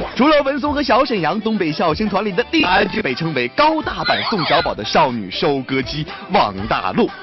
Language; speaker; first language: Chinese; native; Chinese